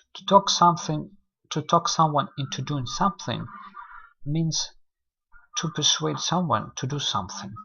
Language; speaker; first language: English; non-native, fluent; Russian